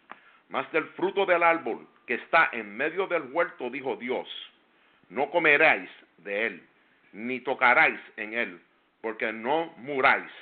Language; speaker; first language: Spanish; native; Spanish